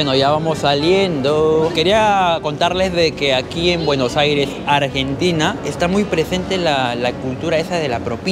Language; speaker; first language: Spanish; native; Spanish